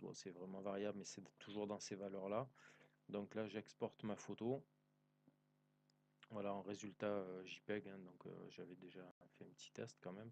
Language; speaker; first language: French; native; French